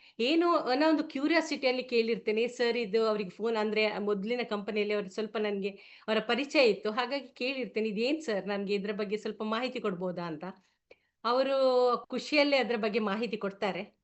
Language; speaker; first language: Kannada; native; Kannada